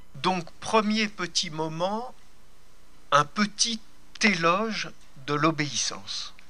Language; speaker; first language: French; native; French